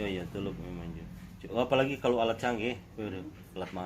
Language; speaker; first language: Indonesian; native; Indonesian